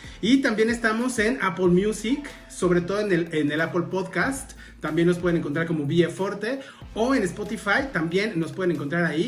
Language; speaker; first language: Spanish; native; Spanish